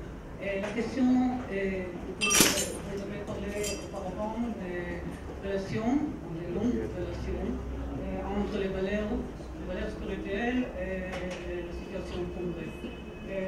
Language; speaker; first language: French; non-native, fluent; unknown